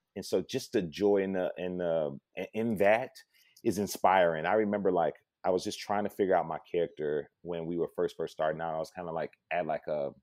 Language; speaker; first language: English; native; English